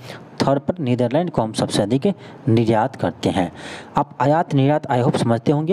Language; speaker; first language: Hindi; native; Hindi